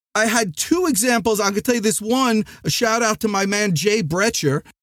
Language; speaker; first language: English; native; English